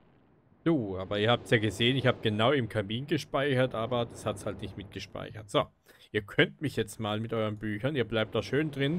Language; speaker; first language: German; native; German